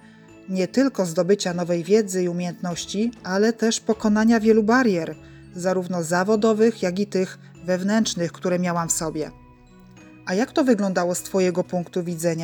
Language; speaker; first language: Polish; native; Polish